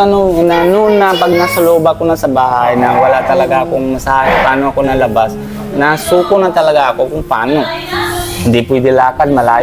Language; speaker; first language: Filipino; non-native, learner; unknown